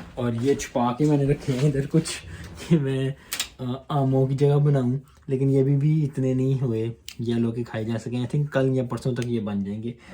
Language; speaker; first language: Urdu; native; Urdu